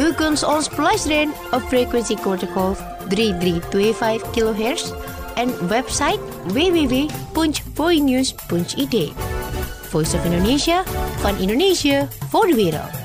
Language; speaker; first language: Dutch; non-native, fluent; Indonesian